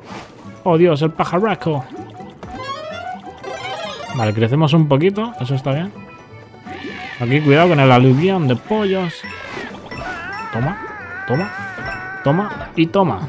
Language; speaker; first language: Spanish; native; Spanish